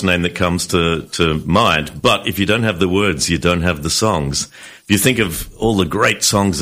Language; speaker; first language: English; native; English